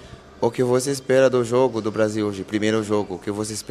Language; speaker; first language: Portuguese; non-native, fluent; Haitian Creole